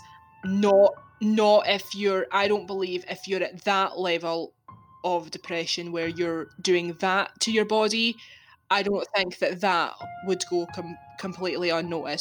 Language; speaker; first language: English; native; English